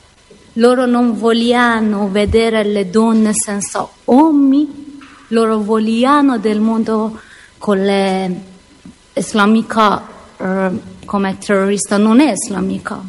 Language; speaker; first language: Italian; non-native, learner; Persian